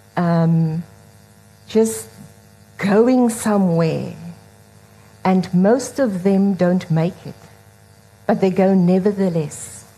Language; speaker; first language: English; non-native, local second language; Afrikaans